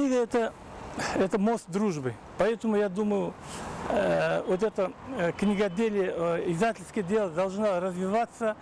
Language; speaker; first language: Russian; non-native, fluent; Tajik